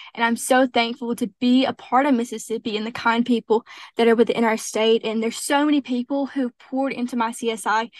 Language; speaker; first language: English; native; English